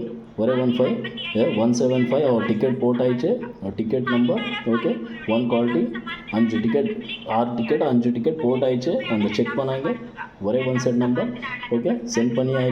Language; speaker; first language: Tamil; non-native, learner; Kannada